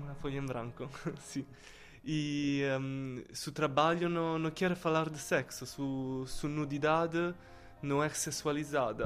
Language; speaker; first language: Portuguese; non-native, learner; Italian